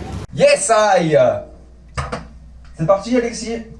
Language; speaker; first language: French; native; French